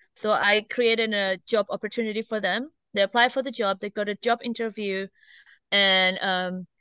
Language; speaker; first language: English; non-native, fluent; Indonesian